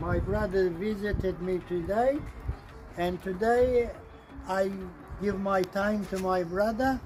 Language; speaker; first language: English; non-native, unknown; Turkish